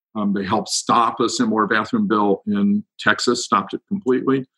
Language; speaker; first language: English; native; English